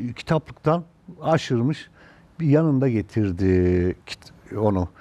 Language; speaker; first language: Turkish; native; Turkish